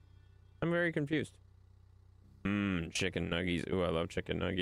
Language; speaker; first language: English; native; English